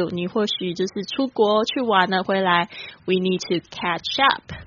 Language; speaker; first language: Chinese; native; Chinese